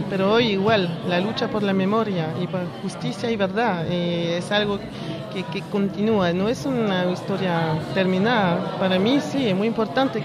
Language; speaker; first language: Spanish; early bilingual, heritage; French